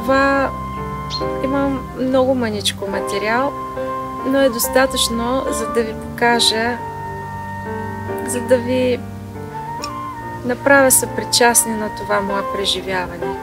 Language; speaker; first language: Bulgarian; native; Bulgarian